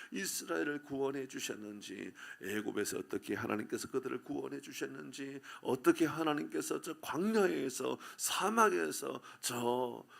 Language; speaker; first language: Korean; native; Korean